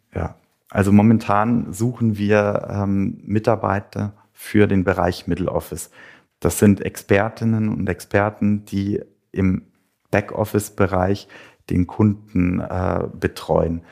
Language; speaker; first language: German; native; German